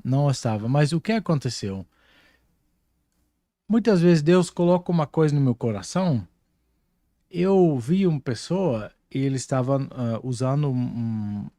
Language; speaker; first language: Portuguese; non-native, fluent; Dutch